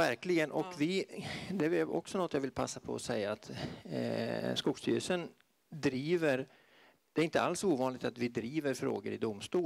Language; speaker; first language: Swedish; native; Swedish